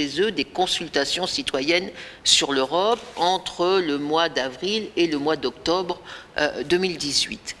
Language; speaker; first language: French; native; French